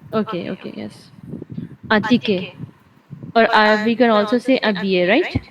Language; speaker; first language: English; non-native, local second language; Urdu